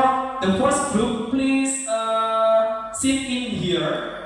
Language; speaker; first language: English; non-native, learner; Indonesian